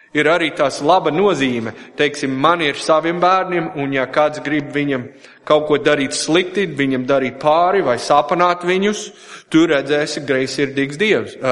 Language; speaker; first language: Latvian; non-native, fluent; English